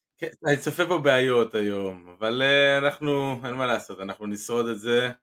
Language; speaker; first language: Hebrew; native; Hebrew